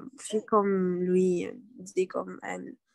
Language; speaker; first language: French; non-native, learner; Arabic